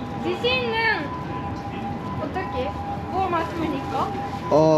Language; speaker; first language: Korean; non-native, learner; Japanese